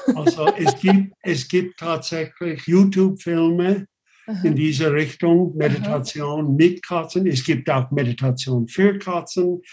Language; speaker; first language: German; non-native, fluent; English